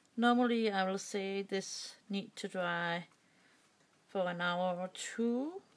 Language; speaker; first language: English; non-native, learner; Danish